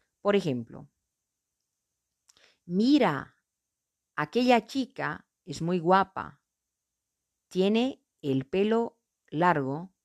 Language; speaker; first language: Spanish; non-native, fluent; Portuguese